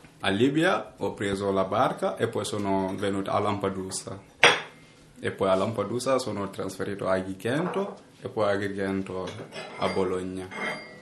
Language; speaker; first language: Italian; non-native, learner; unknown